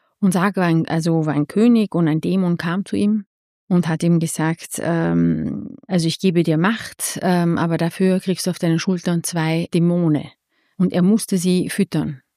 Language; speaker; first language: German; early bilingual, other home language; Armenian